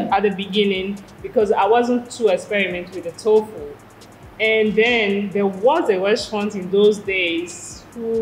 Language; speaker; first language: English; non-native, fluent; French